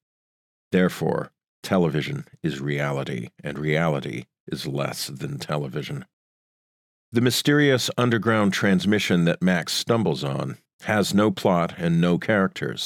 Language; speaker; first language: English; native; English